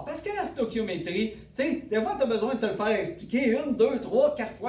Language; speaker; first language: French; native; French